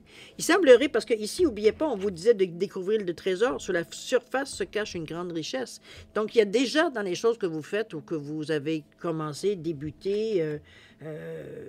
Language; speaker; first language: French; native; French